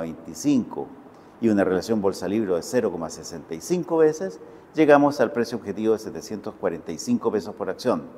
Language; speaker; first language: Spanish; native; Spanish